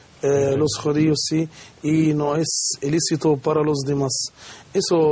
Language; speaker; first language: Spanish; non-native, learner; Arabic